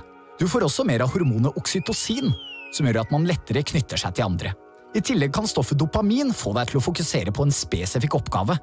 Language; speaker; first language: Norwegian; native; Norwegian